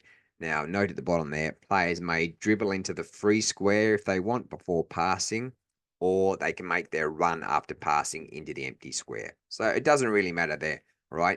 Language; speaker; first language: English; native; English